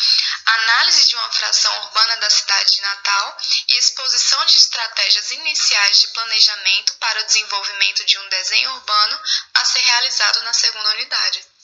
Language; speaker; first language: Portuguese; native; Portuguese